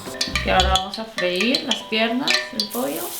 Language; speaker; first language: Spanish; non-native, fluent; Korean